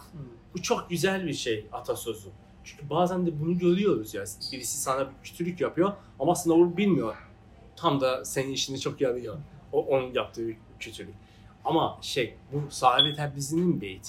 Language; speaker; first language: Turkish; non-native, fluent; Persian